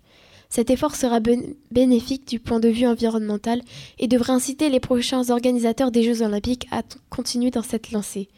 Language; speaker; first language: French; native; French